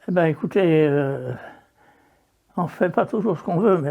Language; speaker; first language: French; native; French